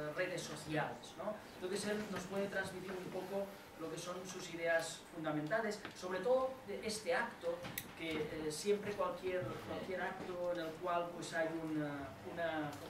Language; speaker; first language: Spanish; non-native, local second language; Catalan